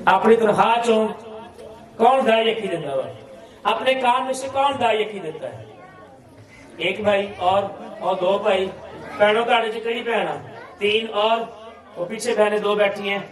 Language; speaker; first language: Urdu; non-native, local second language; Punjabi